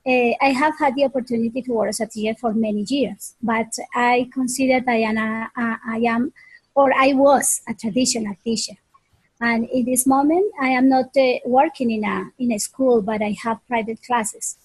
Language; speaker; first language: English; non-native, fluent; Spanish